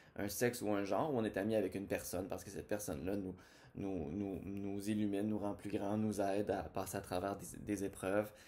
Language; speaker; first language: French; native; French